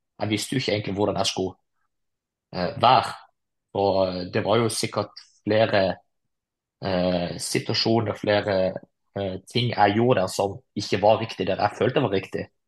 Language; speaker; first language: Norwegian; native; Norwegian